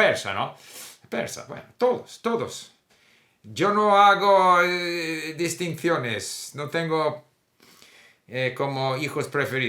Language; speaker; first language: Spanish; non-native, fluent; English